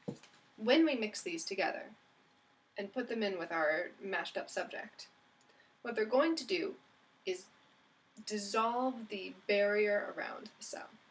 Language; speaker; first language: English; native; English